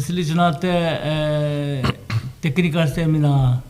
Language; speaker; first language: Czech; non-native, learner; Korean